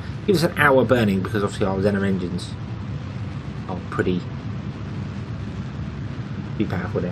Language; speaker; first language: English; native; English